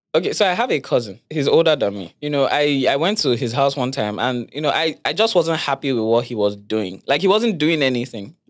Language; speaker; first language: English; non-native, local second language; Yoruba